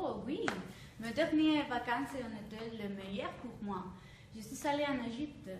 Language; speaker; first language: French; non-native, learner; Spanish